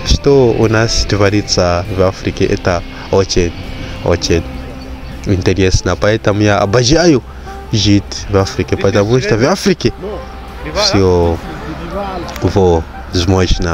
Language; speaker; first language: Russian; non-native, fluent; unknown